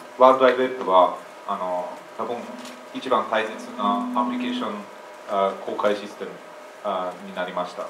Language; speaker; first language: Japanese; non-native, fluent; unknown